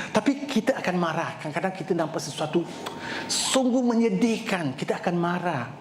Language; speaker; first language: Malay; non-native, local second language; Chinese